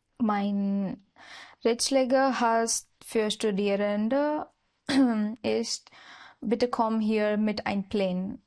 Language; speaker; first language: German; non-native, learner; Marathi